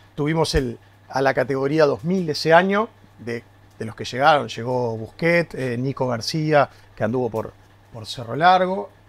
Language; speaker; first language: Spanish; native; Spanish